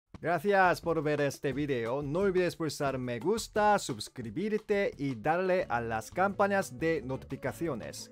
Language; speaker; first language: Spanish; non-native, learner; Korean